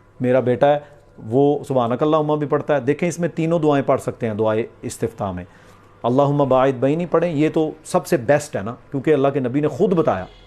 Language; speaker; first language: Urdu; non-native, local second language; Punjabi